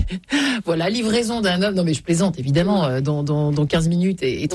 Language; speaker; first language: French; native; French